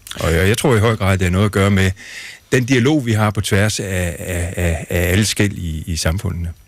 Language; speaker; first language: Danish; native; Danish